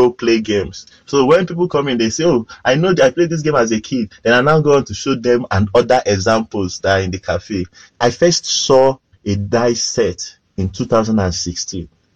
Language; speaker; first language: English; non-native, local second language; Igbo